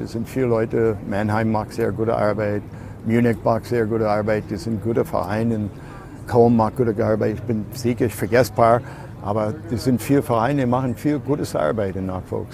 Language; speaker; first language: German; non-native, learner; English